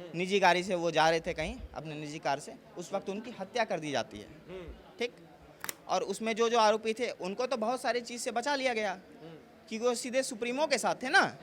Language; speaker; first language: Hindi; native; Hindi